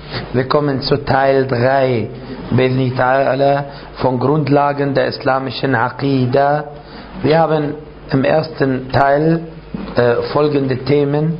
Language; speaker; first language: German; non-native, fluent; Arabic